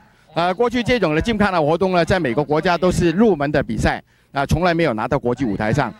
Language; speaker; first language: Chinese; native; Chinese